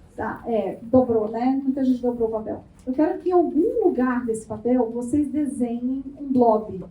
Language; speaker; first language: Portuguese; native; Portuguese